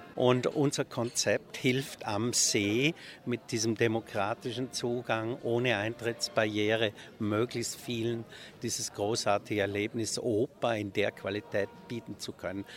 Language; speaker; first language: German; native; German